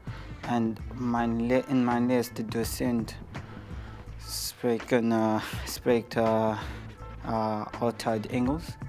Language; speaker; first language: Dutch; non-native, learner; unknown